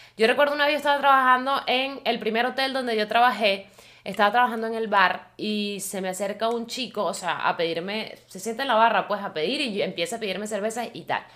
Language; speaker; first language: Spanish; native; Spanish